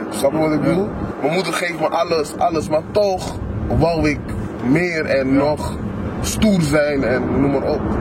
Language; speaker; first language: Dutch; non-native, local second language; Papiamento